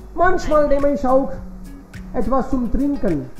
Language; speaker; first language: German; non-native, fluent; Hindi